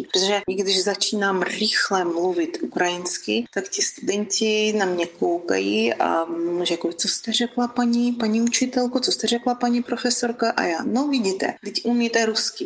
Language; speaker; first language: Czech; non-native, fluent; Ukrainian